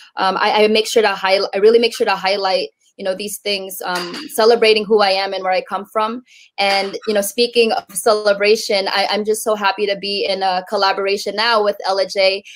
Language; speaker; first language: English; native; English